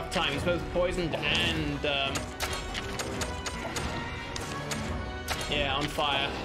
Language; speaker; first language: English; native; English